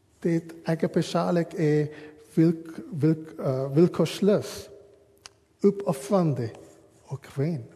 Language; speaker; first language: Swedish; non-native, learner; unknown